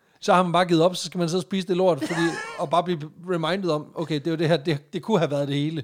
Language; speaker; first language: Danish; native; Danish